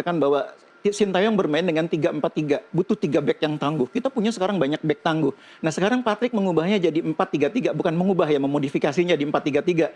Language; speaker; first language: Indonesian; native; Indonesian